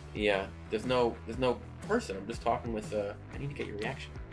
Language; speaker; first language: English; native; English